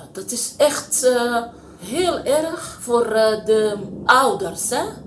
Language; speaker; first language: Dutch; non-native, learner; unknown